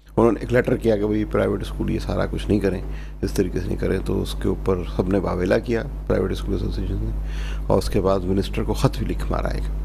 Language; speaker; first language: Urdu; native; Urdu